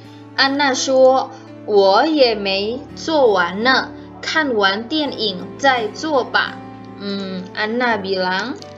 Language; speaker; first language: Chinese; non-native, fluent; Indonesian